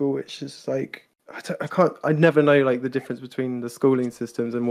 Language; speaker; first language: English; native; English